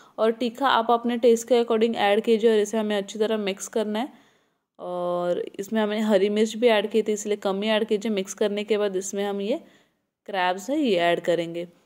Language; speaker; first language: Hindi; native; Hindi